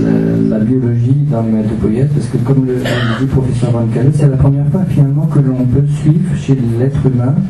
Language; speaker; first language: French; native; French